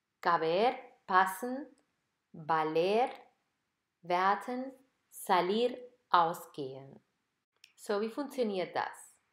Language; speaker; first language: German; non-native, fluent; Spanish